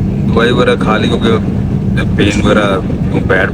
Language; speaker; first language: Urdu; native; Urdu